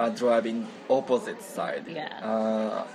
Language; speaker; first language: English; non-native, learner; Japanese